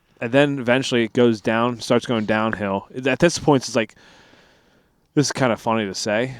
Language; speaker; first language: English; native; English